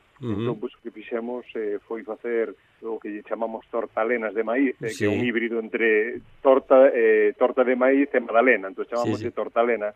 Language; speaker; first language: Galician; native; Galician